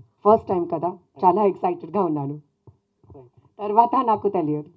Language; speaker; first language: Telugu; non-native, fluent; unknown